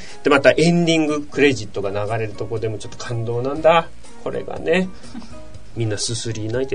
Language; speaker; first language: Japanese; native; Japanese